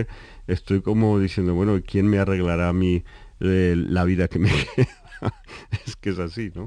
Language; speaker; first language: Spanish; native; Spanish